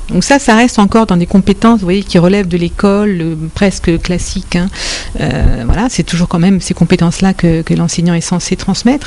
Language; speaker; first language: French; native; French